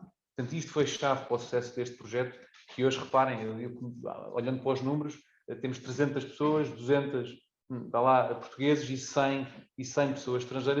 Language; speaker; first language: Portuguese; native; Portuguese